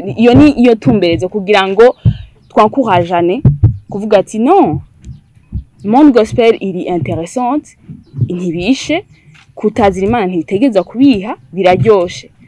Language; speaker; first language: Rundi; early bilingual, heritage; Rundi